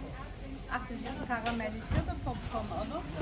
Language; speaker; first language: German; native; German